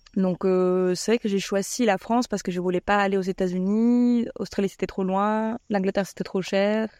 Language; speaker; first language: French; non-native, fluent; Spanish